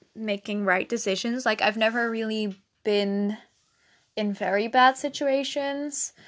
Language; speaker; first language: English; non-native, fluent; Dutch